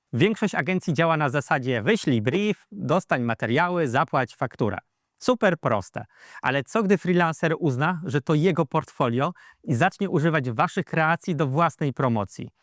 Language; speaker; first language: Polish; native; Polish